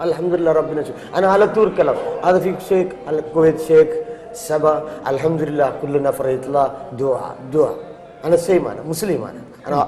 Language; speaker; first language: Arabic; non-native, learner; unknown